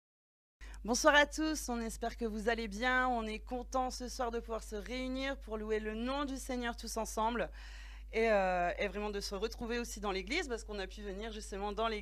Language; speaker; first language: French; native; French